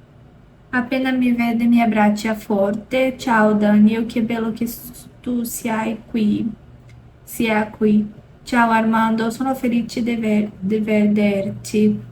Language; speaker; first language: Italian; non-native, learner; Portuguese